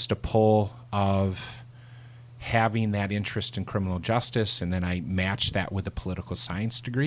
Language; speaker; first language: English; native; English